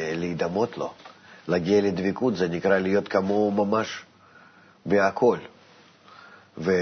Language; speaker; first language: Hebrew; non-native, fluent; Russian